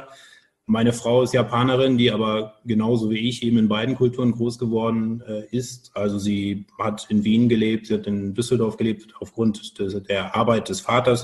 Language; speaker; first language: German; native; German